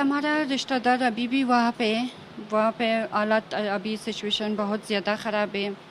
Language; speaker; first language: Hindi; non-native, fluent; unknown